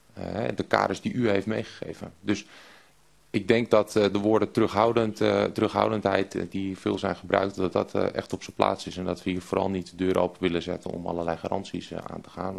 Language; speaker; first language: Dutch; native; Dutch